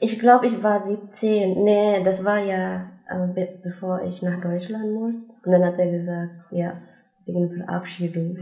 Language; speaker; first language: German; non-native, fluent; Indonesian